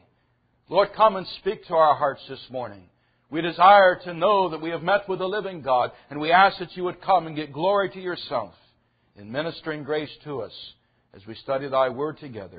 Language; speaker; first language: English; native; English